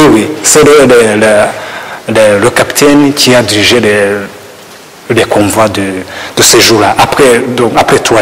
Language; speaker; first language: French; non-native, learner; Kinyarwanda